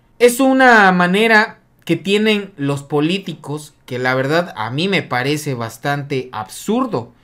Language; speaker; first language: Spanish; native; Spanish